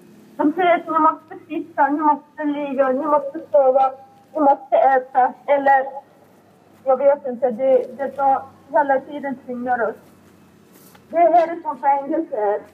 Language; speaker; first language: Swedish; non-native, learner; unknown